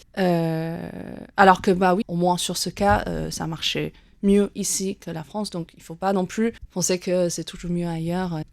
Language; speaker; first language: French; non-native, fluent; Chinese